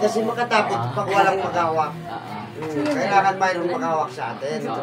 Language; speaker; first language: Filipino; non-native, local second language; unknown